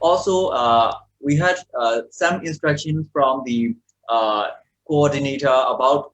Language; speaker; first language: English; non-native, fluent; Burmese